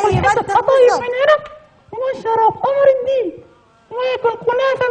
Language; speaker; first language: Arabic; native; Arabic